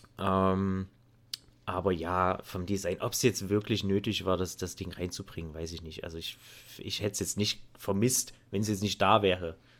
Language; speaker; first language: German; native; German